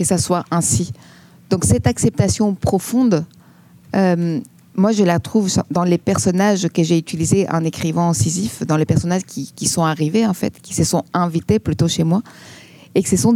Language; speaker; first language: French; non-native, fluent; Greek